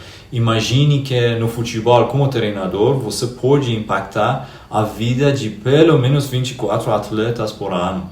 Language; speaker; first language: Portuguese; non-native, fluent; Persian